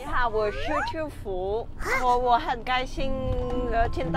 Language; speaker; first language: Chinese; non-native, learner; Vietnamese